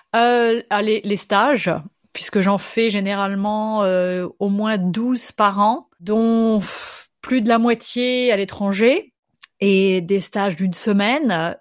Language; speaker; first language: French; native; French